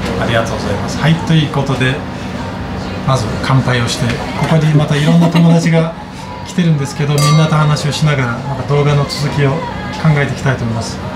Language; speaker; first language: Japanese; non-native, fluent; Azerbaijani